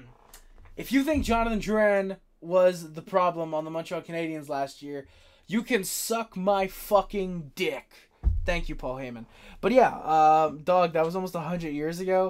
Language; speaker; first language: English; native; English